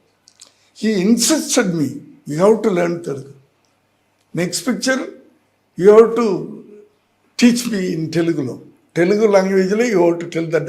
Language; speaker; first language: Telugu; non-native, learner; Tamil